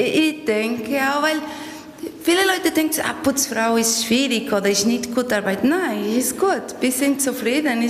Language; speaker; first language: German; non-native, learner; Portuguese